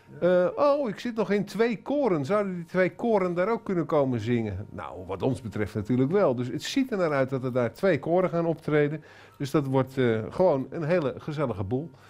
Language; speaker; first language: Dutch; native; Dutch